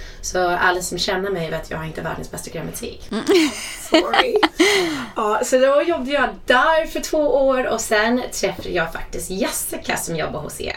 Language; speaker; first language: Swedish; non-native, fluent; English